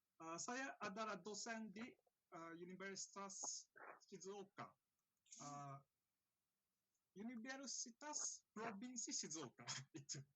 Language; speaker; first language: Indonesian; non-native, learner; Japanese